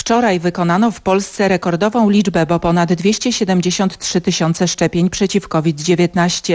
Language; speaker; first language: Polish; native; Polish